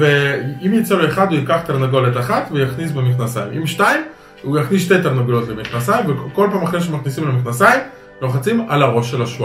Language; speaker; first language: Hebrew; native; Hebrew